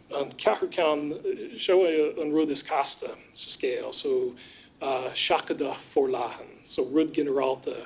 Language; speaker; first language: Irish; non-native, fluent; English